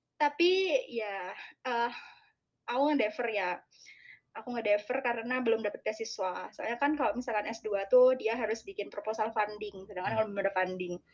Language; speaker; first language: Indonesian; native; Indonesian